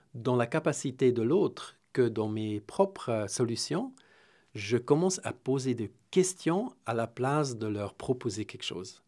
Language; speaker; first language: French; non-native, fluent; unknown